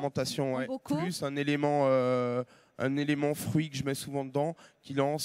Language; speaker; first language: French; native; French